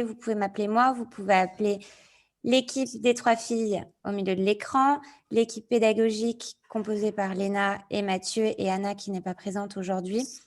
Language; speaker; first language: French; native; French